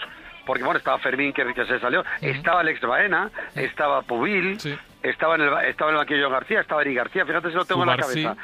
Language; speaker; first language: Spanish; native; Spanish